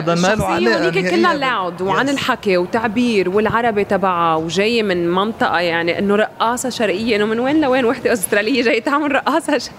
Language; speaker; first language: Arabic; non-native, fluent; English